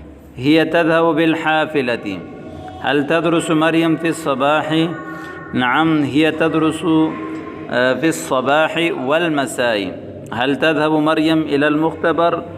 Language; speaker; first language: Arabic; non-native, fluent; Urdu